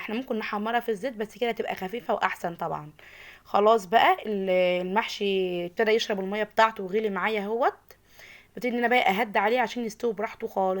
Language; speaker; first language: Arabic; native; Arabic